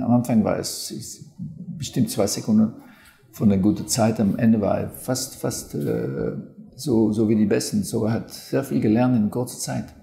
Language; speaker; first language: German; non-native, fluent; French